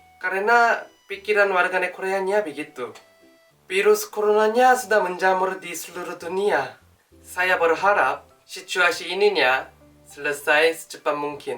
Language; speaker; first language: Indonesian; non-native, learner; Korean